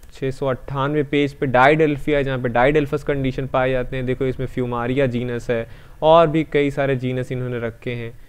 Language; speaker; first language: Hindi; native; Hindi